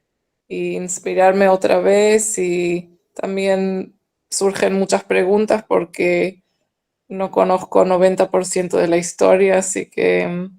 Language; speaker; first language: Spanish; early bilingual, heritage; Spanish